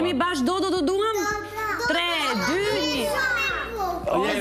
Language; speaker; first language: Albanian; native; Albanian